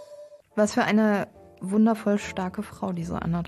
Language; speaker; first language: German; native; German